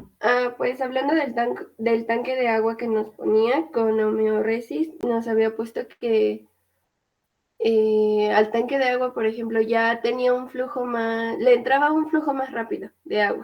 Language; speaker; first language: Spanish; native; Spanish